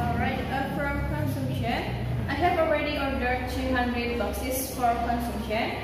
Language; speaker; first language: English; non-native, learner; Indonesian